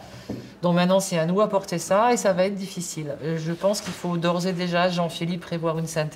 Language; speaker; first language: French; native; French